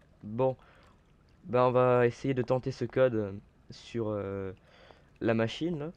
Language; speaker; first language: French; native; French